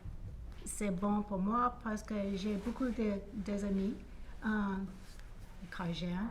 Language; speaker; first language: French; non-native, learner; English